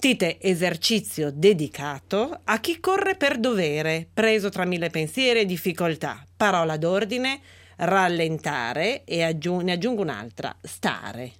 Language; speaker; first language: Italian; native; Italian